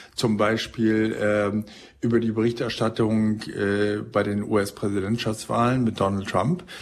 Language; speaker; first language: German; native; German